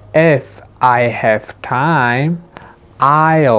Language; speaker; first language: English; non-native, learner; Persian